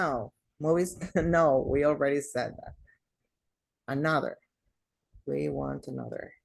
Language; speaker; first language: English; non-native, fluent; Spanish